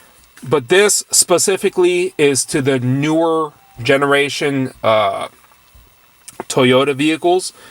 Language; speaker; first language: English; native; English